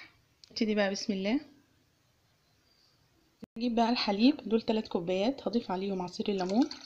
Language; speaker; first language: Arabic; native; Arabic